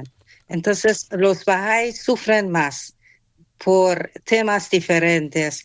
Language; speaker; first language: Spanish; non-native, fluent; Persian